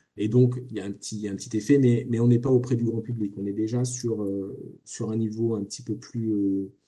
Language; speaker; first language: French; native; French